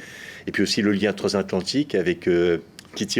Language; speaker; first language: French; native; French